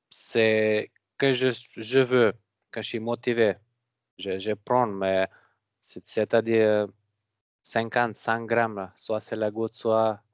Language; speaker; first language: French; non-native, learner; Macedonian